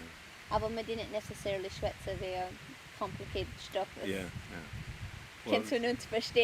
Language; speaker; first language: German; early bilingual, heritage; Pennsylvania German